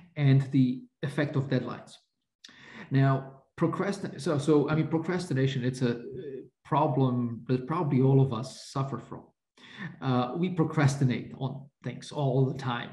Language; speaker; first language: English; non-native, fluent; Slovak